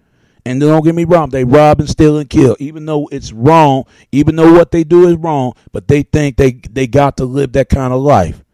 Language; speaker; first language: English; native; English